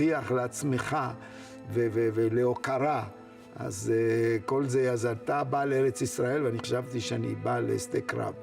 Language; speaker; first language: Hebrew; non-native, fluent; Spanish